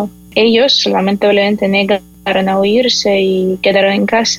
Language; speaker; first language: Spanish; non-native, fluent; Ukrainian